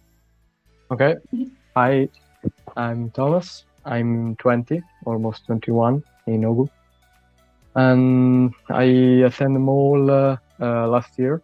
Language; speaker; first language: English; non-native, learner; Italian